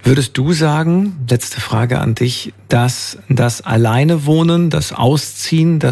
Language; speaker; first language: German; native; German